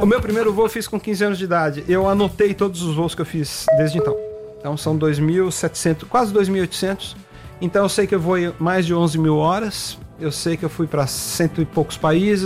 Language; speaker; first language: Portuguese; native; Portuguese